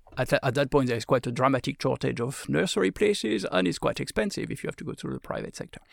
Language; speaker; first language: English; non-native, fluent; French